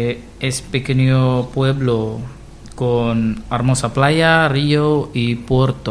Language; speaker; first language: Spanish; non-native, learner; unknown